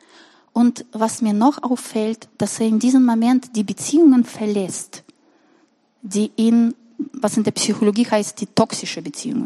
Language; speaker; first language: German; non-native, fluent; Russian